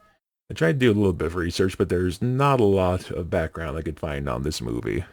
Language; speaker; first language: English; native; English